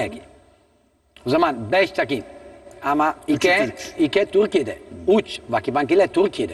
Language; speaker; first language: Turkish; non-native, learner; Italian